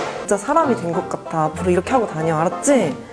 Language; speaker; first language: Korean; native; Korean